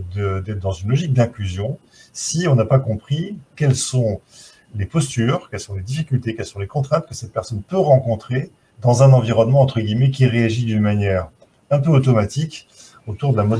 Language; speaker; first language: French; native; French